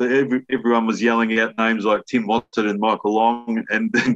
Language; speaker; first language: English; native; English